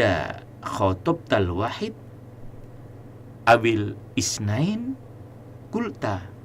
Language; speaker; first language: Arabic; non-native, fluent; Indonesian